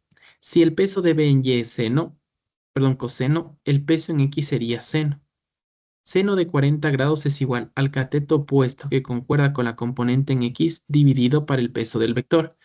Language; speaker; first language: Spanish; native; Spanish